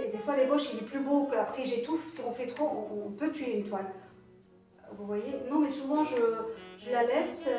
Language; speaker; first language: French; non-native, local second language; Arabic